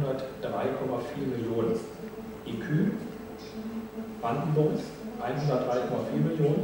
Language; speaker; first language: German; native; German